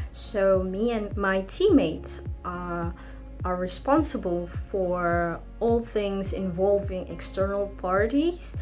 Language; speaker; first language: English; non-native, fluent; Indonesian